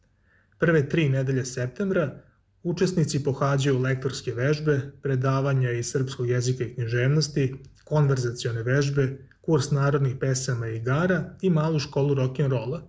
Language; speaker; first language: Serbian; native; Serbian